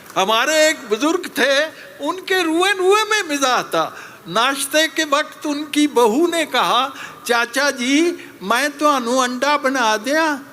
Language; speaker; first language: Urdu; non-native, local second language; Punjabi